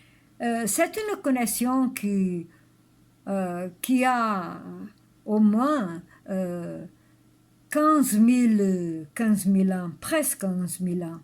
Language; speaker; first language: French; non-native, learner; Portuguese